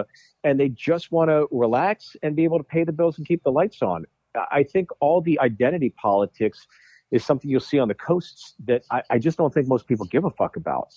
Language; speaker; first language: English; native; English